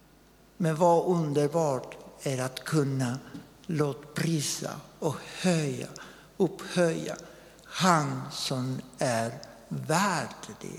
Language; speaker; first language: Swedish; non-native, fluent; Spanish